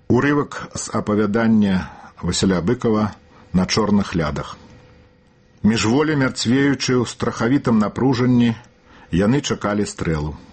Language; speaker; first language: Belarusian; native; Belarusian